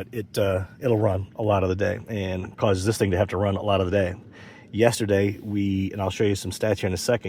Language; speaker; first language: English; native; English